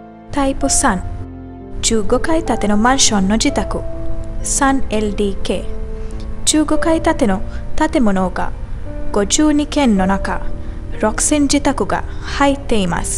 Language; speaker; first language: Japanese; non-native, learner; Sinhala